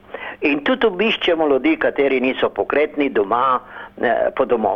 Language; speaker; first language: Slovenian; early bilingual, heritage; Slovenian